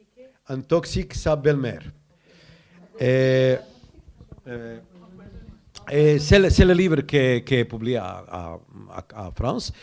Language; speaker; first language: French; non-native, learner; Croatian